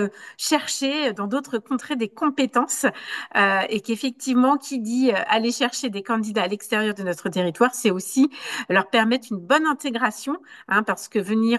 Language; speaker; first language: French; native; French